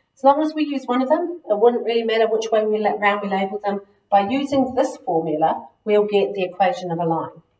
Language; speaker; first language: English; native; English